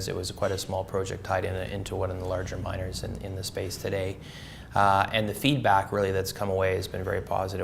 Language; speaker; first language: English; native; English